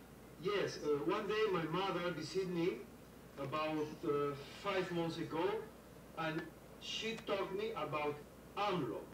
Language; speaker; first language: English; non-native, learner; Spanish